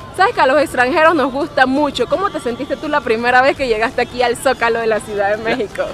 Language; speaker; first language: Spanish; native; Spanish